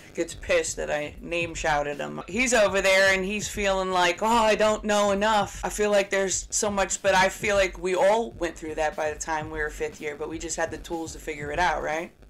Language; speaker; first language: English; native; English